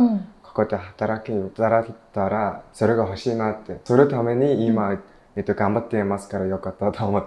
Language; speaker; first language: Japanese; non-native, learner; Mongolian